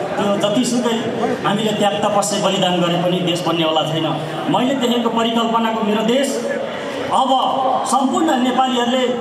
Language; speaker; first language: Nepali; native; Nepali